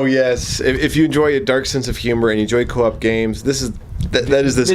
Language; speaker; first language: English; native; English